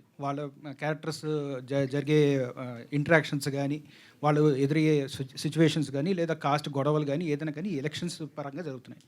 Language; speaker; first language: Telugu; native; Telugu